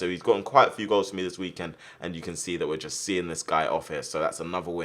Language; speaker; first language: English; native; English